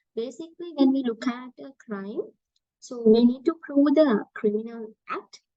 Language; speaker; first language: English; non-native, local second language; Sinhala